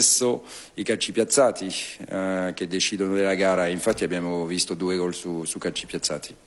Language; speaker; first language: Italian; non-native, fluent; French